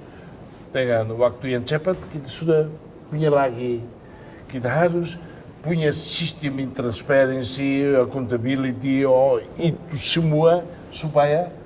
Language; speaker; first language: Indonesian; non-native, fluent; Tetum